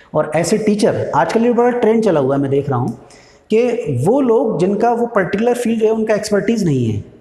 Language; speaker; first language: Hindi; native; Hindi